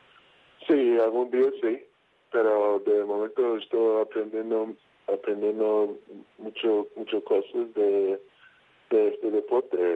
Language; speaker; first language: Spanish; non-native, fluent; English